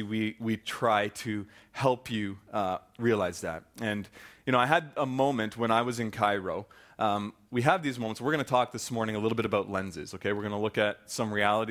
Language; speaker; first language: English; native; English